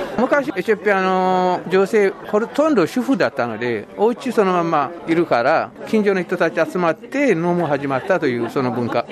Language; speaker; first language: Japanese; non-native, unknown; Amharic